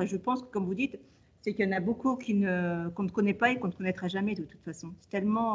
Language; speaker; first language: French; native; French